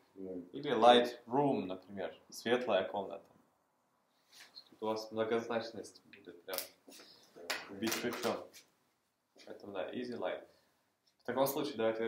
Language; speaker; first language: Russian; native; Russian